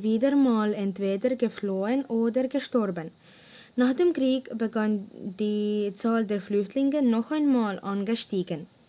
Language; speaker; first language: German; non-native, learner; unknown